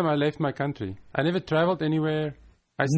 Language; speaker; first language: English; non-native, local second language; Afrikaans